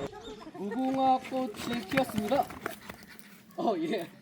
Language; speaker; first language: Korean; native; Korean